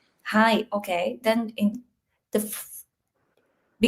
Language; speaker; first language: English; non-native, learner; Japanese